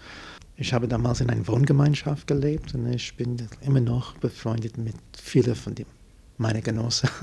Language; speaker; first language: German; non-native, fluent; English